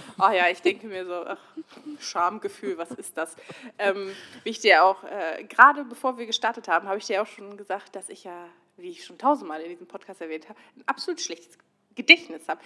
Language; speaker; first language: German; native; German